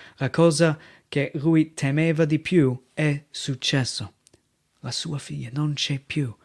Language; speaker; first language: Italian; non-native, fluent; English